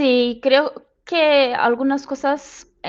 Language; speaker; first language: Spanish; non-native, fluent; Portuguese